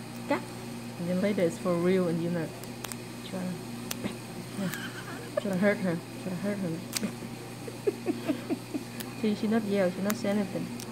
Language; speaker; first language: English; non-native, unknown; Vietnamese